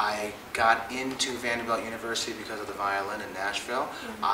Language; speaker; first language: English; native; English